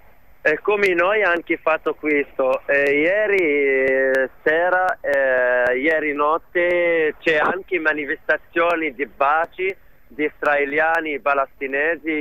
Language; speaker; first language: Italian; non-native, learner; Arabic